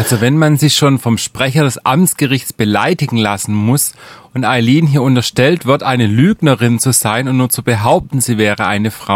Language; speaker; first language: German; native; German